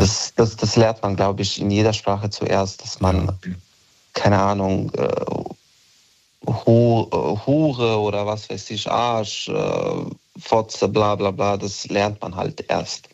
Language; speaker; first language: German; non-native, local second language; Bosnian